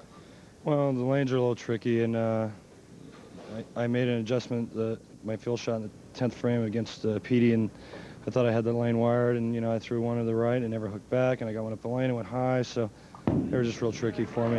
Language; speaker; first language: English; native; English